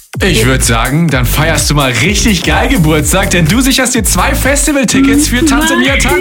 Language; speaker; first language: German; native; German